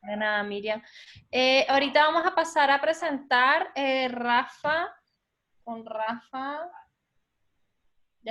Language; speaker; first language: Spanish; native; Spanish